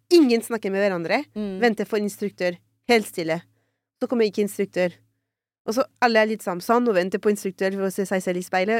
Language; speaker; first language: Norwegian; non-native, fluent; French